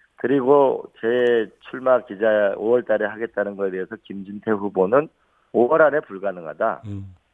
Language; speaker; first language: Korean; native; Korean